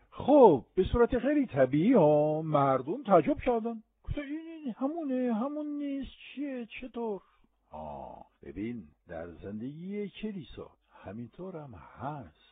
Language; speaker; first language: Persian; non-native, fluent; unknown